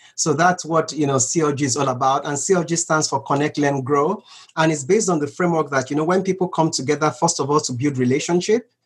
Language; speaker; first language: English; non-native, local second language; Yoruba